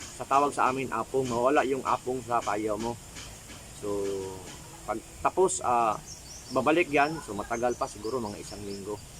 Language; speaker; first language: Filipino; non-native, local second language; Cebuano